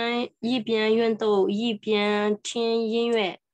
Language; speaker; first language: Chinese; non-native, learner; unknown